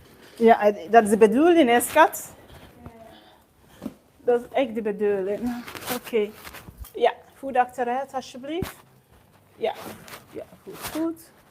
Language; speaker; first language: Dutch; non-native, learner; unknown